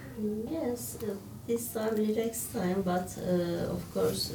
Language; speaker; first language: English; non-native, learner; Turkish